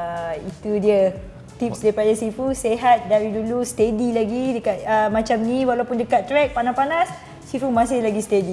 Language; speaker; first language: Malay; native; Malay